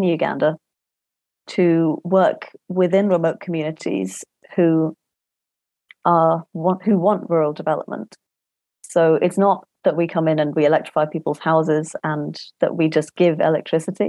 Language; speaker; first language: English; native; English